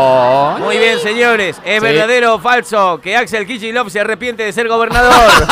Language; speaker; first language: Spanish; native; Spanish